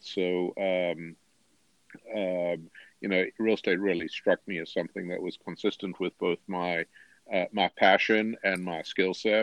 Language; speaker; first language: English; native; English